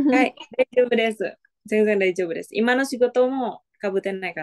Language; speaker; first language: Japanese; non-native, learner; Indonesian